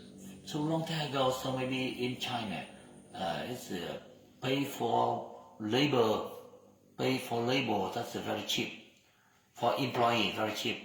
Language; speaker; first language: English; non-native, learner; Vietnamese